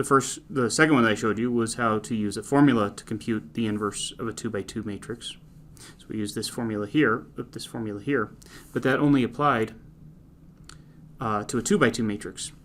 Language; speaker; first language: English; native; English